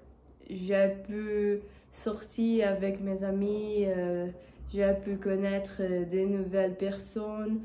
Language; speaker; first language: French; non-native, learner; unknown